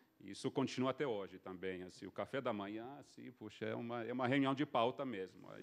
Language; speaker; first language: Portuguese; non-native, fluent; English